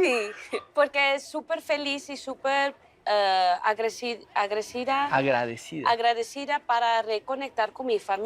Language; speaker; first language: Spanish; early bilingual, heritage; Dutch